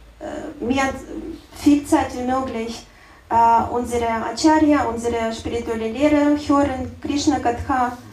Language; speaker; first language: German; non-native, learner; Russian